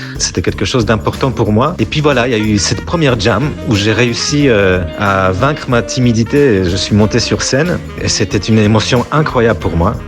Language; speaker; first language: French; non-native, fluent; Polish